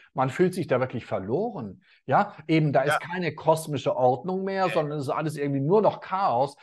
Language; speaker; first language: German; native; German